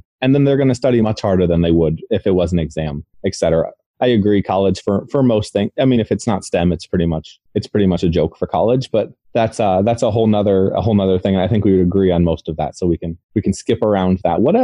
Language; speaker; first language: English; native; English